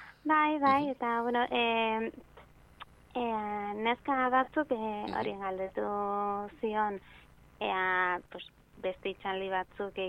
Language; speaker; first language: Basque; non-native, local second language; Spanish